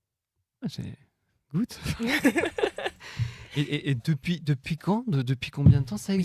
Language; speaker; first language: French; native; French